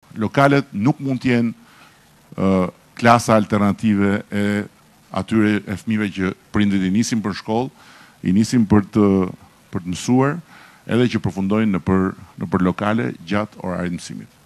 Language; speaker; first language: Albanian; native; Albanian